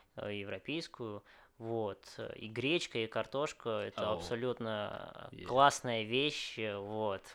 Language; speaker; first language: Russian; early bilingual, other home language; Vietnamese